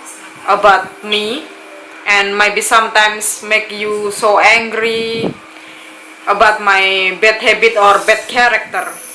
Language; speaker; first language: English; non-native, local second language; Indonesian